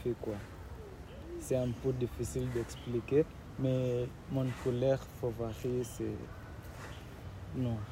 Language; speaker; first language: French; non-native, learner; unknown